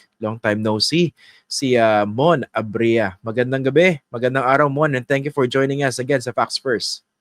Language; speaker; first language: Filipino; native; Filipino